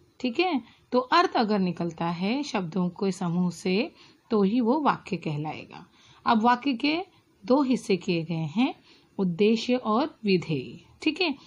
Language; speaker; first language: Hindi; non-native, local second language; Marathi